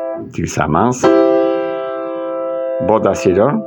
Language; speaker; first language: Swedish; non-native, learner; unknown